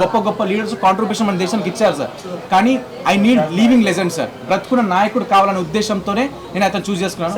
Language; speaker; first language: Telugu; native; Telugu